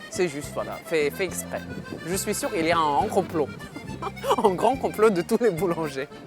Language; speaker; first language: French; non-native, fluent; Ukrainian